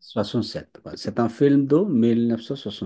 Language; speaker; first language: French; non-native, fluent; Bangla